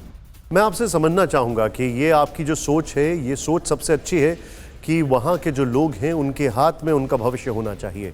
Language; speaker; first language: Hindi; native; Hindi